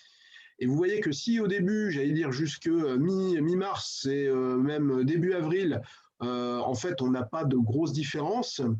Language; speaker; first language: French; native; French